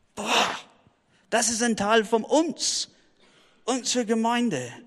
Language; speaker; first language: German; non-native, fluent; English